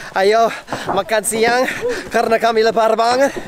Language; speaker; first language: Indonesian; non-native, learner; English